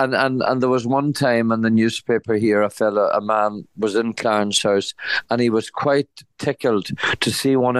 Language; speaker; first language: English; native; English